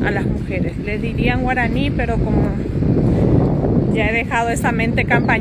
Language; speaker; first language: Spanish; native; Spanish